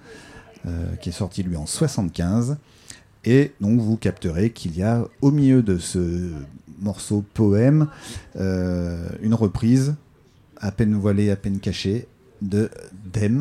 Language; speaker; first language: French; native; French